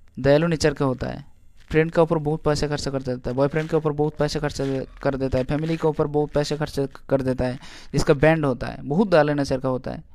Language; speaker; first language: Hindi; non-native, local second language; Bangla